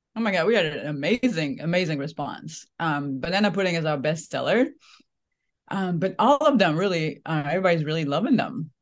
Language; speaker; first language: English; non-native, fluent; French